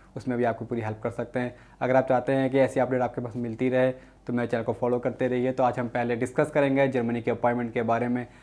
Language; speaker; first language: Hindi; native; Hindi